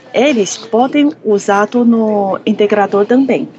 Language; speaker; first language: Portuguese; non-native, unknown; Chinese